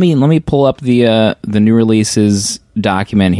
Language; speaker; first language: English; native; English